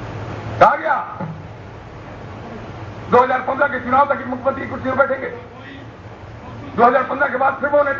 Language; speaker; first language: Hindi; native; Hindi